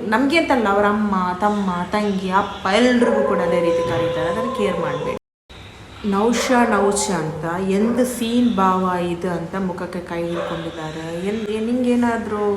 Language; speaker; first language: Kannada; non-native, local second language; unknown